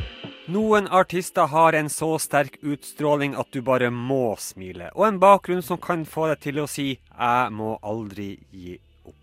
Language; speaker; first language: Norwegian; native; Norwegian